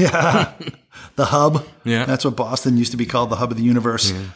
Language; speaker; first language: English; native; English